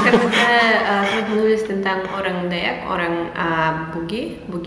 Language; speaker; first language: Indonesian; non-native, fluent; Russian